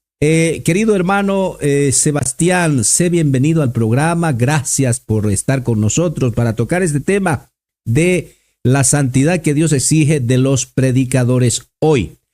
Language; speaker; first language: Spanish; native; Spanish